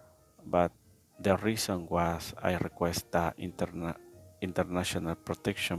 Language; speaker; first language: English; non-native, learner; Spanish